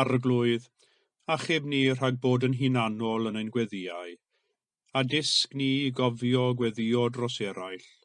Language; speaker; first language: Welsh; native; Welsh